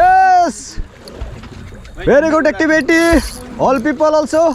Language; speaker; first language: English; non-native, learner; Hindi